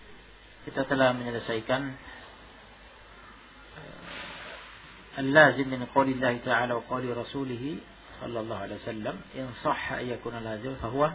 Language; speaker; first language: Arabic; non-native, fluent; Indonesian